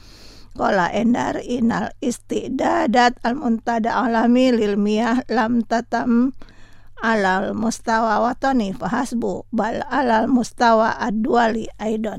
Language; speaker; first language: Arabic; non-native, fluent; Indonesian